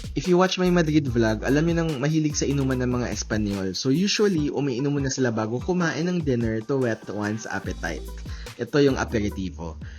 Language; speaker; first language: Filipino; native; Filipino